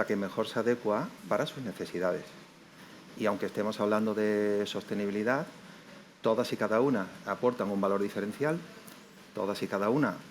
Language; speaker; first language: Spanish; native; Spanish